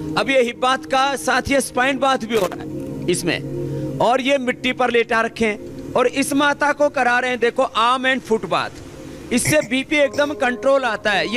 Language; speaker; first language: Hindi; native; Hindi